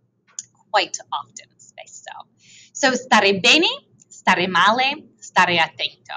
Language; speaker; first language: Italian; non-native, fluent; English